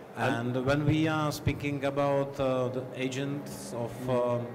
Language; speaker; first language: English; non-native, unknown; Czech